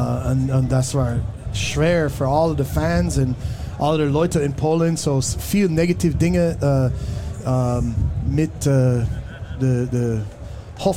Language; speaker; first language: German; non-native, learner; English